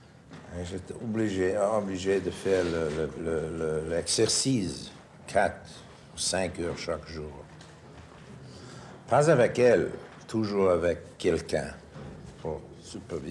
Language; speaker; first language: French; non-native, fluent; English